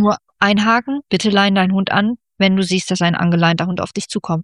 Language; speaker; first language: German; native; German